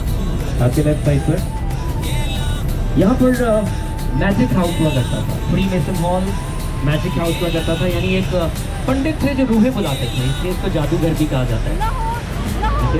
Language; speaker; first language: Hindi; native; Hindi